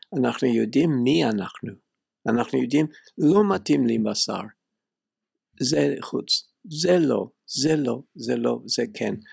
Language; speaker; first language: Hebrew; non-native, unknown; English